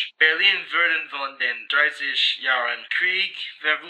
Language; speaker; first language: German; non-native, learner; English